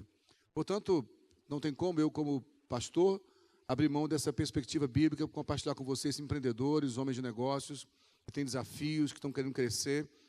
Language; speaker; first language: Portuguese; native; Portuguese